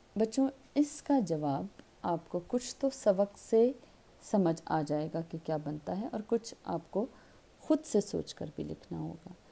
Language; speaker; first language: Urdu; native; Urdu